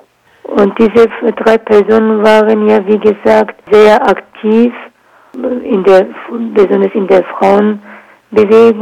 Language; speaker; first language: German; non-native, learner; Kurdish